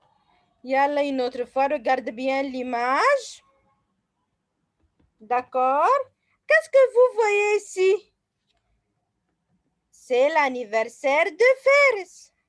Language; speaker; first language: French; non-native, fluent; Arabic